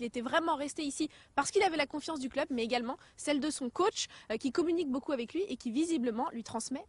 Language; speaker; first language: French; native; French